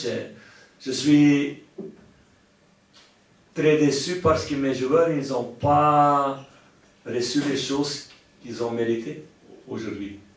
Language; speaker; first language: French; non-native, local second language; Dutch